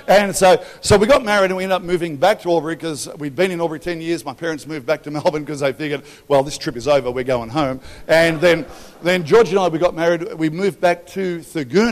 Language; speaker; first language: English; native; English